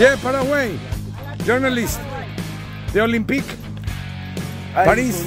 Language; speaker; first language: English; non-native, learner; Spanish